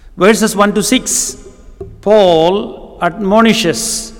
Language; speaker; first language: English; non-native, local second language; Malayalam